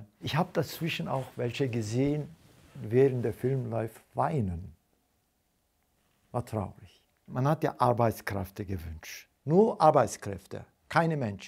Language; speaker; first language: German; non-native, fluent; Turkish